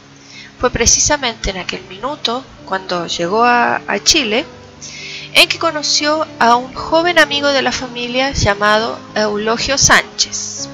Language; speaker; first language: Spanish; native; Spanish